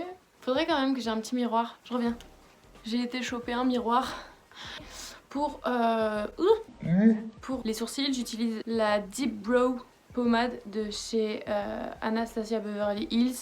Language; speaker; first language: French; native; French